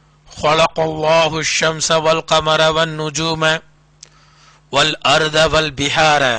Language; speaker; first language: Arabic; non-native, fluent; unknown